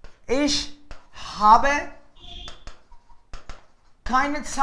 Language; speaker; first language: German; non-native, fluent; Hindi